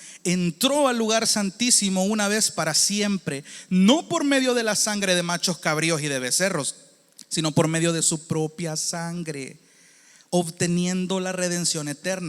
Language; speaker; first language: Spanish; native; Spanish